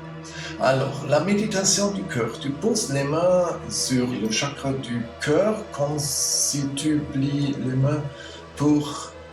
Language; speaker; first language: French; non-native, learner; German